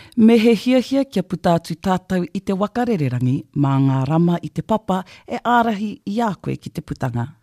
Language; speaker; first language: Māori; native; Māori